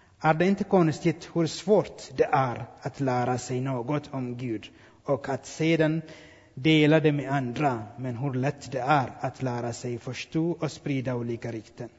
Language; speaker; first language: Swedish; non-native, fluent; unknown